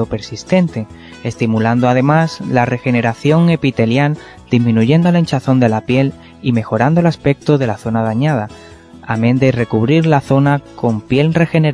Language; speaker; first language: Spanish; native; Spanish